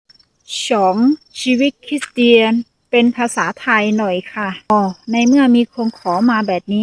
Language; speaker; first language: Thai; non-native, fluent; Akha